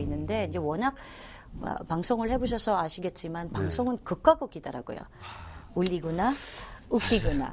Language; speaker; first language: Korean; non-native, fluent; Filipino